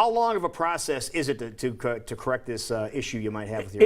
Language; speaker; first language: English; native; English